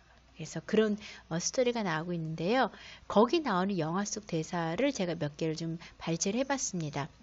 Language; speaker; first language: Korean; native; Korean